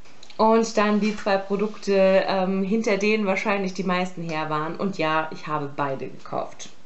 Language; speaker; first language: German; native; German